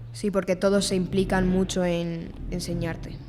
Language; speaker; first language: Spanish; native; Spanish